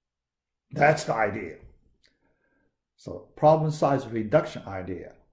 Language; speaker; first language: English; non-native, fluent; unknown